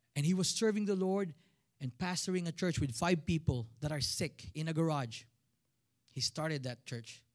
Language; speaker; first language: English; non-native, local second language; Filipino